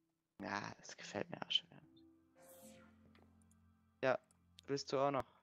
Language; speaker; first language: German; native; German